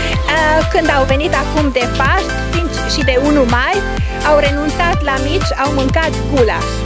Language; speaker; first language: Romanian; non-native, fluent; Hungarian